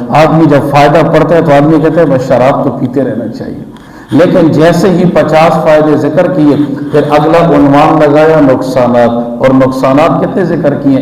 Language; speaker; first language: Urdu; non-native, local second language; Pashto